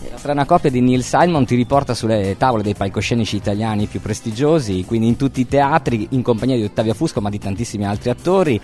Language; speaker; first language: Italian; native; Italian